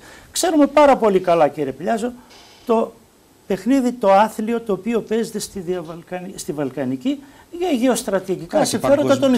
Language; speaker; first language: Greek; native; Greek